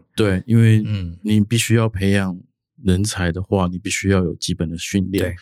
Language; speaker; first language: Chinese; native; Chinese